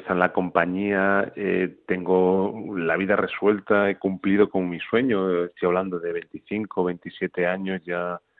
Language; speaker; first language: Spanish; native; Spanish